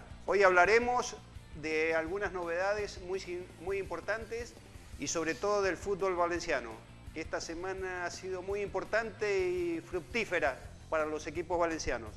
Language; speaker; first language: Spanish; native; Spanish